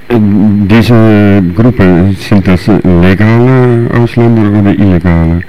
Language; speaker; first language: German; non-native, learner; Dutch